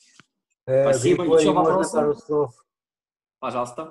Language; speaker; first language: Russian; native; Russian